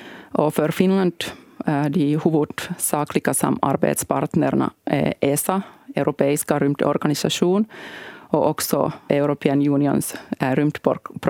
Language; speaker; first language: Swedish; non-native, local second language; Finnish